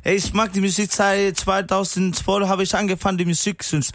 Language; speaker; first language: German; non-native, learner; Spanish